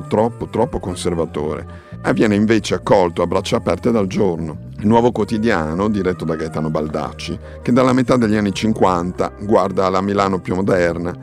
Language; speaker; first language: Italian; native; Italian